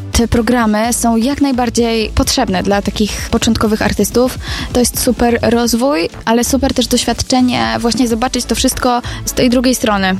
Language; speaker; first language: Polish; native; Polish